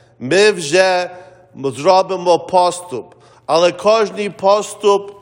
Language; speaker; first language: Ukrainian; early bilingual, heritage; Ukrainian